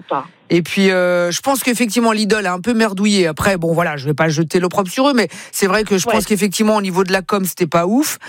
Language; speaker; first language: French; native; French